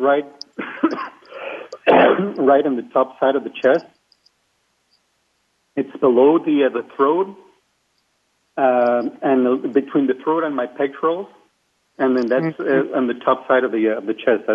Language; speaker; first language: English; non-native, fluent; Spanish